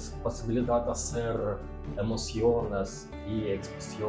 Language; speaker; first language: Spanish; non-native, learner; Russian